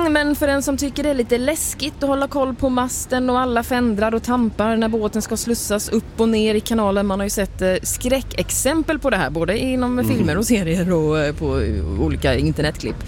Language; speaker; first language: Swedish; native; Swedish